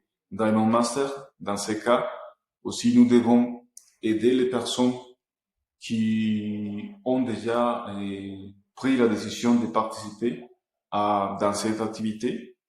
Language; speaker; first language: French; non-native, fluent; Spanish